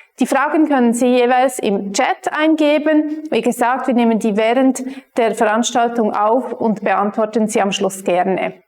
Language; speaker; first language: German; native; German